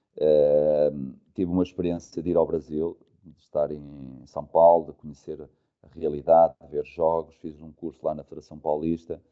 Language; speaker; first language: Portuguese; native; Portuguese